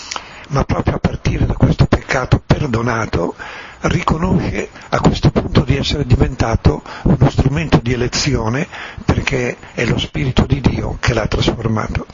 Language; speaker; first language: Italian; native; Italian